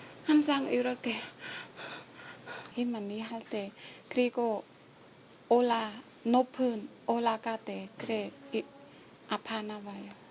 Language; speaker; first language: Korean; non-native, learner; Khmer